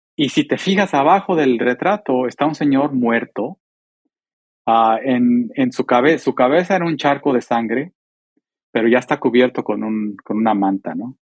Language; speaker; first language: Spanish; early bilingual, heritage; Spanish